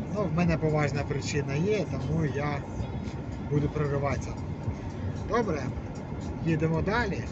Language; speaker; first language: Ukrainian; non-native, local second language; Russian